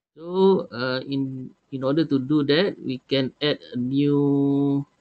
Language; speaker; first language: English; non-native, local second language; Malay